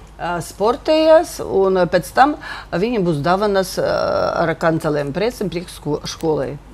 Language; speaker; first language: Latvian; non-native, local second language; Russian